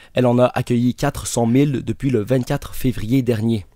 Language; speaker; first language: French; native; French